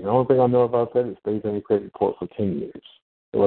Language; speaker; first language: English; native; English